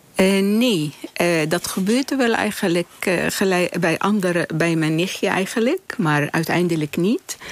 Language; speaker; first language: Dutch; non-native, fluent; Arabic